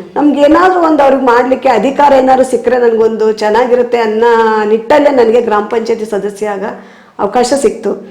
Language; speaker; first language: Kannada; native; Kannada